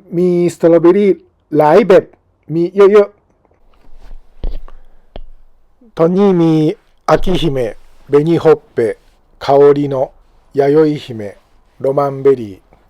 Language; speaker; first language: Thai; non-native, learner; Japanese